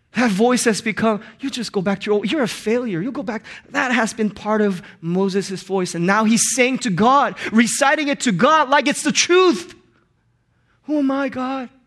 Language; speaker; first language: English; non-native, local second language; Korean